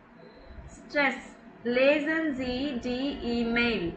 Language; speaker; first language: German; non-native, fluent; Tamil